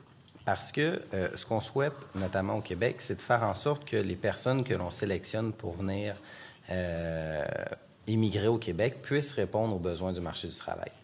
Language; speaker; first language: French; native; French